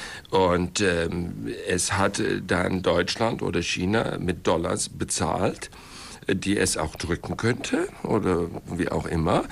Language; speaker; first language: German; non-native, fluent; English